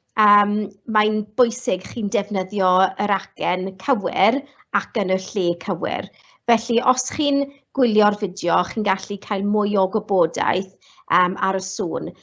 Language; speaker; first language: Welsh; non-native, local second language; English